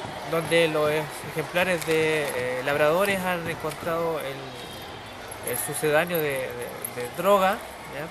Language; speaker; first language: Spanish; native; Spanish